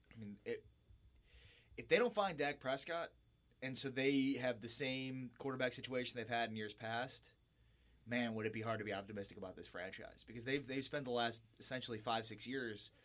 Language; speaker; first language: English; native; English